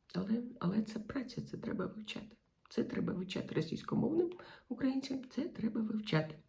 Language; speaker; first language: Ukrainian; non-native, local second language; Russian